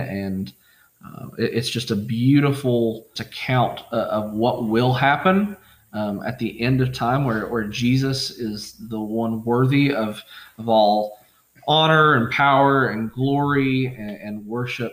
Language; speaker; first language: English; native; English